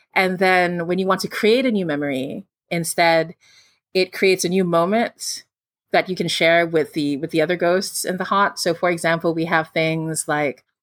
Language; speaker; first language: English; non-native, local second language; Filipino